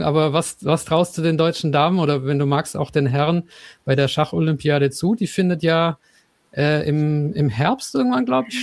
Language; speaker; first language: German; native; German